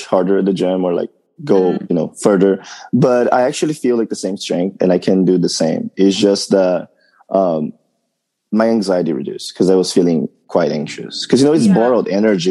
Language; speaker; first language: English; non-native, fluent; Portuguese